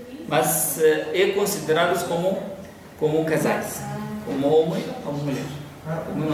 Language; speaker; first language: Portuguese; non-native, fluent; Arabic